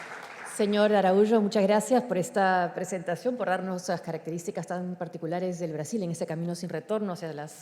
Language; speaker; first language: Spanish; native; Spanish